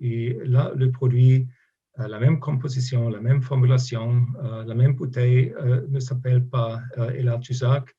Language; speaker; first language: French; non-native, fluent; German